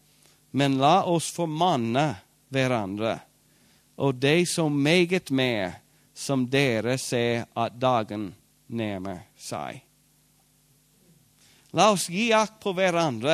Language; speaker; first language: Norwegian; non-native, fluent; English